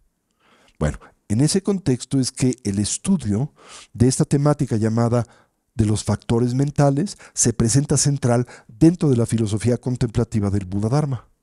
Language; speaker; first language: Spanish; native; Spanish